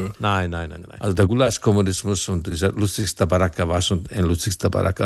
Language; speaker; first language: German; non-native, fluent; Hungarian